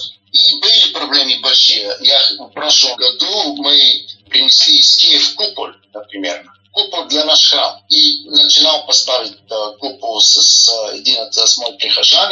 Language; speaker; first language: Russian; non-native, learner; Bulgarian